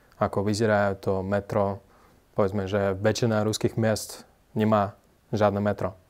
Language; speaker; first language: Slovak; non-native, fluent; Russian